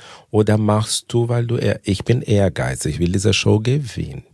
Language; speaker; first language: German; non-native, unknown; Portuguese